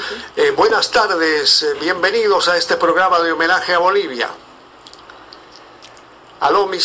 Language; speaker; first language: Spanish; native; Spanish